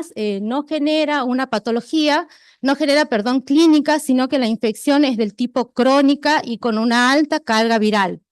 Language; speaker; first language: Spanish; native; Spanish